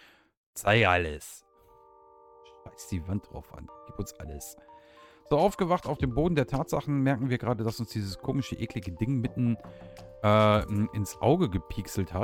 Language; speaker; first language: German; native; German